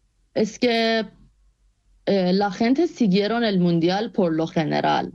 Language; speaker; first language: Spanish; non-native, fluent; Persian